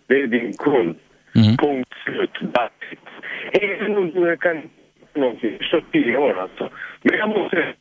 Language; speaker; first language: Swedish; non-native, fluent; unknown